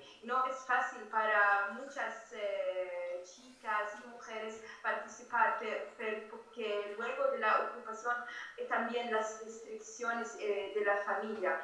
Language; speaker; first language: Spanish; non-native, fluent; Arabic